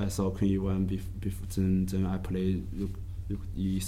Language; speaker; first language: English; non-native, learner; Chinese